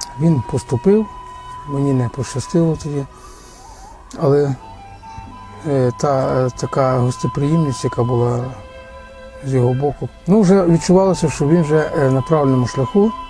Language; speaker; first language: Ukrainian; native; Ukrainian